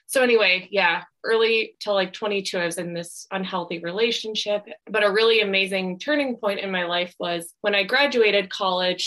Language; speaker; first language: English; native; English